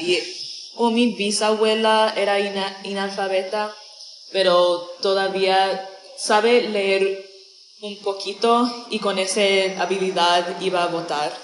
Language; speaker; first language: Spanish; non-native, learner; English